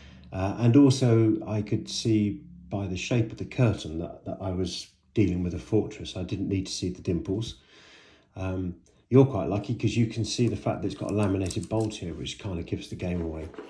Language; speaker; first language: English; native; English